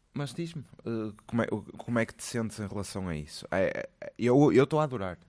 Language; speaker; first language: Portuguese; native; Portuguese